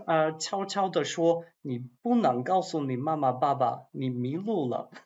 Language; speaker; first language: Chinese; non-native, fluent; English